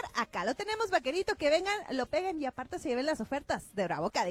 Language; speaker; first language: Spanish; native; Spanish